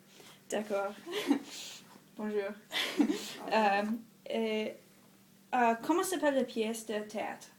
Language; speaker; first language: French; non-native, learner; English